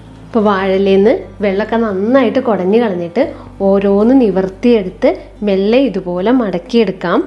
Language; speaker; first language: Malayalam; native; Malayalam